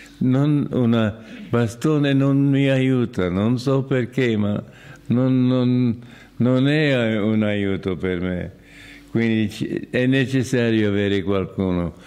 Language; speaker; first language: Italian; non-native, fluent; English